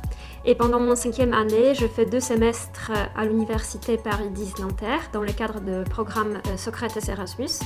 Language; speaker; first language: French; non-native, fluent; Polish